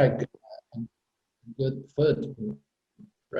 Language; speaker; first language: English; non-native, learner; Spanish